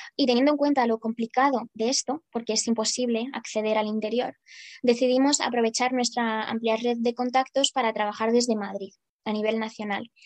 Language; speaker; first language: Spanish; non-native, fluent; Ukrainian